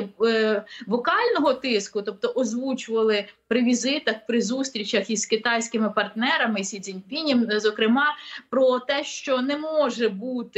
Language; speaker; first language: Ukrainian; native; Ukrainian